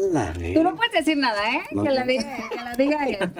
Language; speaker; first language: Spanish; native; Spanish